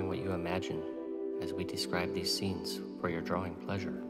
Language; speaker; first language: English; native; English